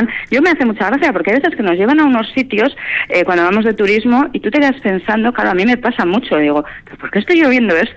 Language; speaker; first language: Spanish; native; Spanish